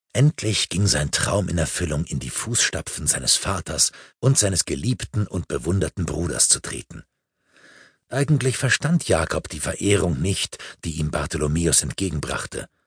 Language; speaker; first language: German; native; German